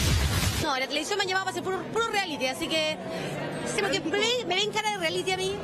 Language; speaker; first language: Spanish; native; Spanish